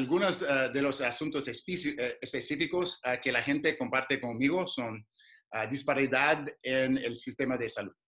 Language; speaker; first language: Spanish; non-native, fluent; English